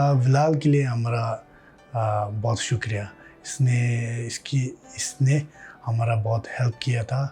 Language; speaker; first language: Hindi; non-native, learner; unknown